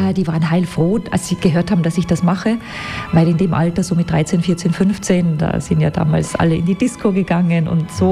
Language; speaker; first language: German; native; German